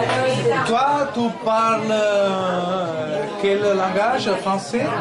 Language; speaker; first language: French; non-native, fluent; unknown